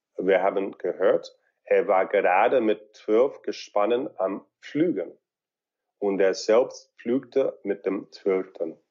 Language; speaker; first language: German; non-native, fluent; English